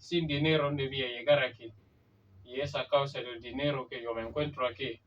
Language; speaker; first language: Spanish; non-native, learner; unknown